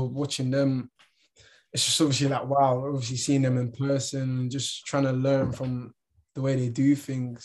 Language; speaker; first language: English; native; English